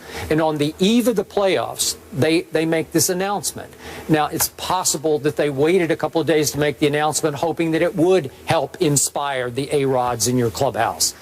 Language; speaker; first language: English; native; English